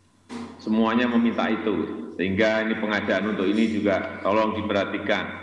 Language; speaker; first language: Indonesian; non-native, local second language; Javanese